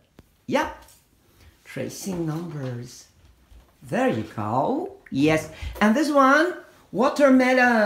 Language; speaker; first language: English; non-native, fluent; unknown